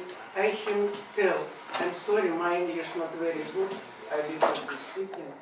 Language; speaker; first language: English; non-native, learner; Russian